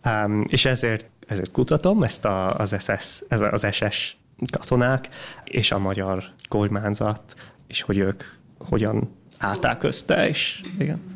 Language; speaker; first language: Hungarian; early bilingual, heritage; English